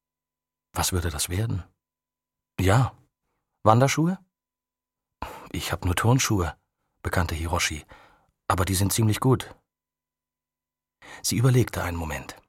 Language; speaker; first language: German; native; German